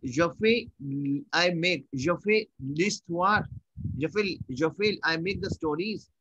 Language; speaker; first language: French; non-native, learner; Hindi